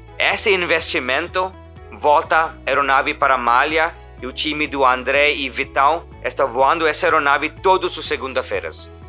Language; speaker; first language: Portuguese; non-native, learner; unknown